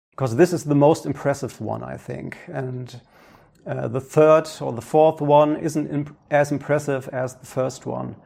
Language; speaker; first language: English; non-native, fluent; German